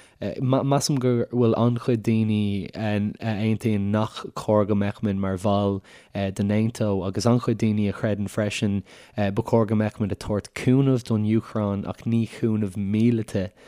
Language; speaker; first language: Irish; native; Irish